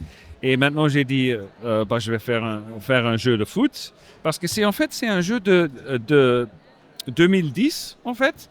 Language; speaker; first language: French; non-native, local second language; Dutch